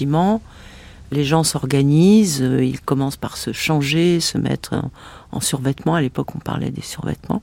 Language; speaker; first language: French; native; French